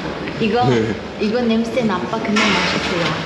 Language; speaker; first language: Korean; non-native, learner; Turkish